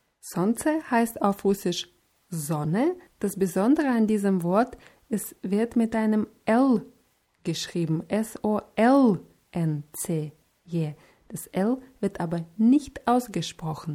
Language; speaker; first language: German; non-native, fluent; Russian